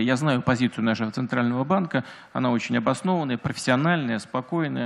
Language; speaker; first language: Russian; native; Russian